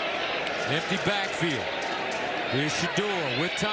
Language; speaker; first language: English; native; English